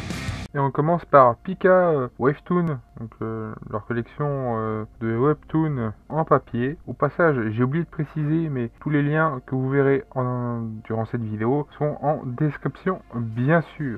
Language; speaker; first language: French; native; French